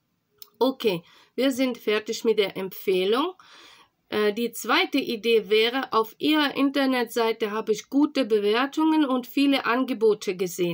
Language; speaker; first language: German; non-native, fluent; Russian